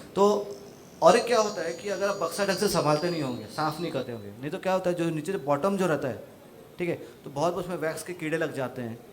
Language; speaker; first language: Hindi; non-native, local second language; Marathi